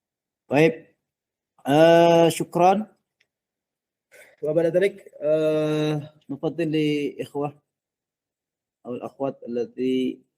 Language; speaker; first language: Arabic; non-native, fluent; Indonesian